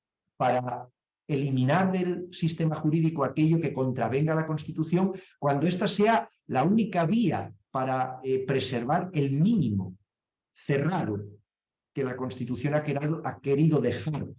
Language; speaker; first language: Spanish; native; Spanish